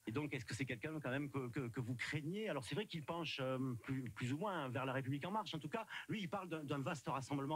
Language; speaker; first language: French; native; French